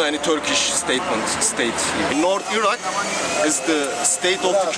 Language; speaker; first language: English; non-native, learner; Kurdish